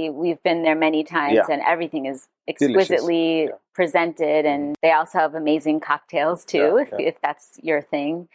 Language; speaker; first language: English; non-native, fluent; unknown